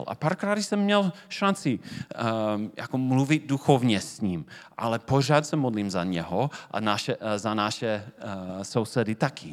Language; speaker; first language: Czech; non-native, fluent; English